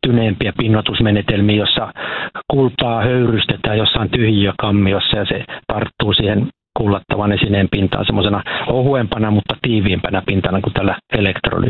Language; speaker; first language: Finnish; native; Finnish